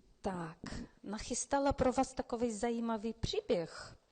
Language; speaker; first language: Czech; early bilingual, heritage; Ukrainian